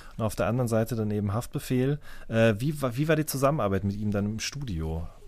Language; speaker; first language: German; native; German